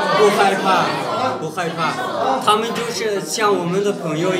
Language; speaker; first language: Chinese; non-native, local second language; Uyghur